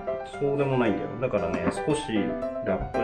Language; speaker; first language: Japanese; native; Japanese